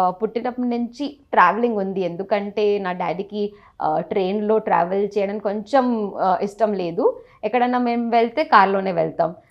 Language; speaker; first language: Telugu; non-native, local second language; Gujarati